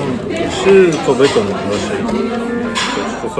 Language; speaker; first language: Japanese; non-native, fluent; French